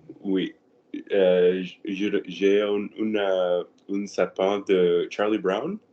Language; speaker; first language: French; non-native, learner; Spanish